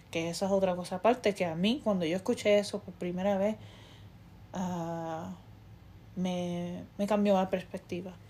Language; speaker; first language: Spanish; early bilingual, heritage; Spanish